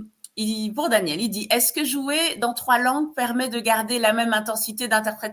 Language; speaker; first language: French; native; French